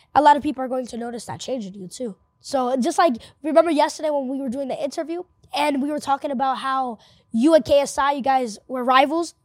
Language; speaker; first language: English; early bilingual, other home language; Spanish